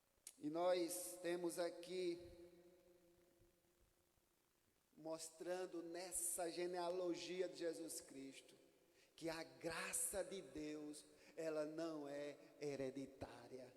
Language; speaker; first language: Portuguese; native; Portuguese